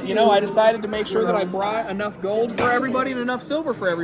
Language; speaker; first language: English; native; English